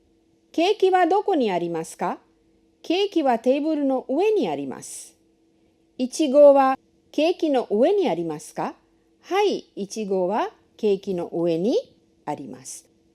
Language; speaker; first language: Japanese; non-native, fluent; Hindi